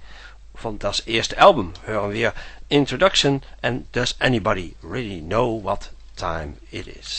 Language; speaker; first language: German; non-native, learner; Dutch